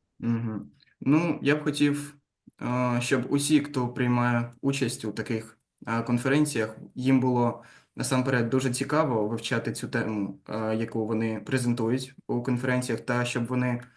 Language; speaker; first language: Ukrainian; non-native, local second language; Russian